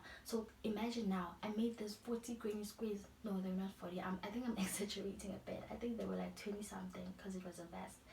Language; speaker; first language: English; non-native, local second language; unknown